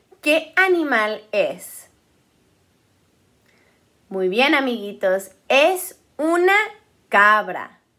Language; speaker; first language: Spanish; early bilingual, heritage; Spanish